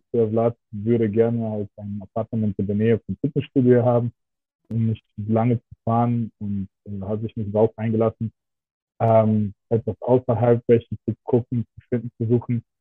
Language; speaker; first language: German; non-native, fluent; Russian